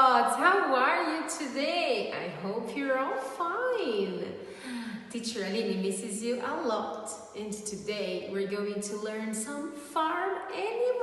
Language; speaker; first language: English; non-native, fluent; Portuguese